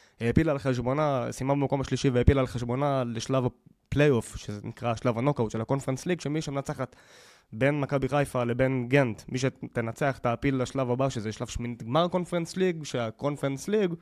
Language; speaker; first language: Hebrew; native; Hebrew